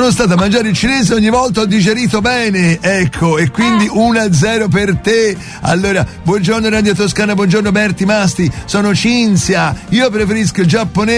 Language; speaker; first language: Italian; native; Italian